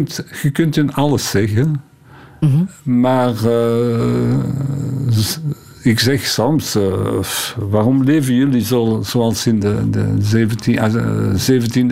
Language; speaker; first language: Dutch; non-native, local second language; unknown